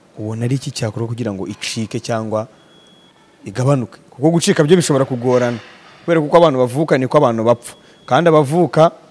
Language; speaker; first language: Kinyarwanda; native; Kinyarwanda